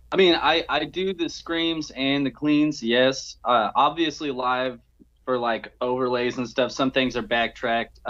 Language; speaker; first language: English; native; English